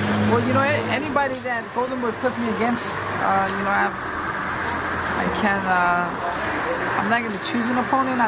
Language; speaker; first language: English; early bilingual, other home language; Spanish